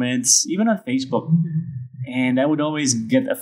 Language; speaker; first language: English; non-native, local second language; Filipino